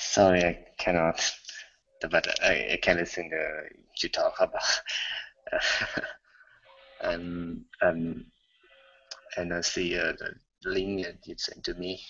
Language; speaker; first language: English; non-native, learner; Thai